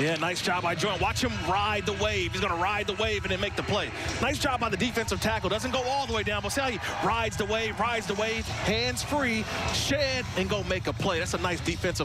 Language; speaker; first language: English; native; English